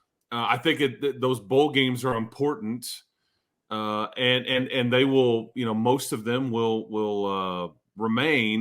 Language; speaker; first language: English; native; English